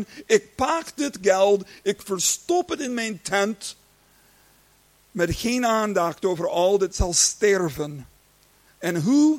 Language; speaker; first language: Dutch; non-native, learner; English